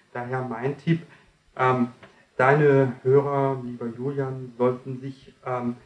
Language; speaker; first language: German; non-native, fluent; French